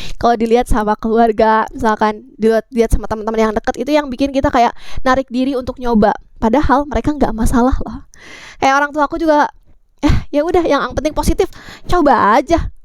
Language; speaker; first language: Indonesian; native; Indonesian